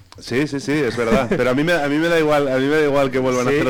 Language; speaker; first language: Spanish; native; Spanish